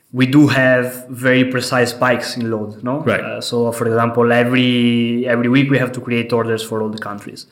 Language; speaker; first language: English; non-native, fluent; Italian